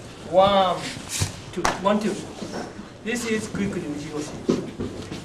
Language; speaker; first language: English; non-native, learner; Japanese